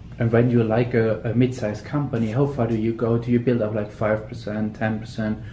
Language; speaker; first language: English; non-native, fluent; German